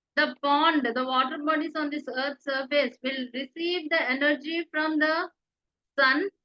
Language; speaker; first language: English; non-native, local second language; Telugu